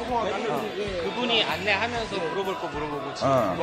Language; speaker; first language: Korean; native; Korean